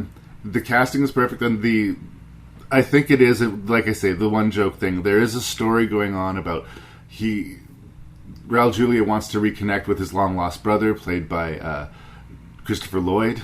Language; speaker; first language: English; native; English